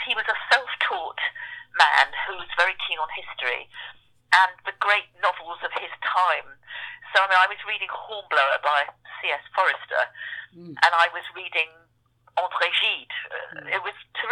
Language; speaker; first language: English; native; English